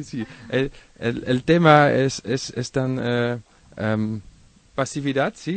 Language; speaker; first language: Spanish; non-native, learner; Dutch